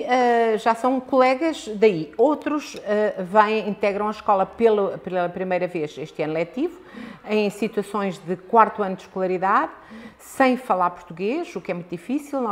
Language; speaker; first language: Portuguese; native; Portuguese